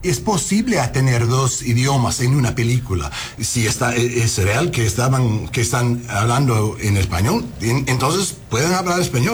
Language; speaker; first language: Spanish; non-native, learner; English